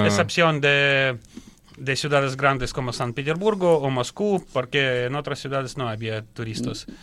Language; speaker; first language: Spanish; non-native, learner; Russian